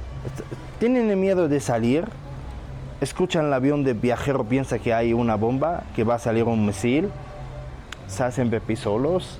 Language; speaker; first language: Spanish; non-native, fluent; Arabic